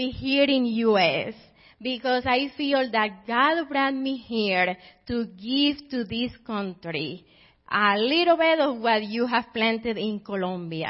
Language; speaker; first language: English; non-native, fluent; Spanish